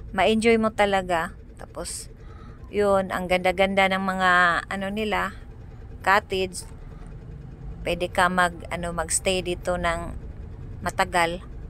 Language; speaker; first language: Filipino; non-native, local second language; Cebuano